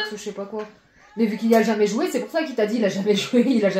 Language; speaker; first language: French; native; French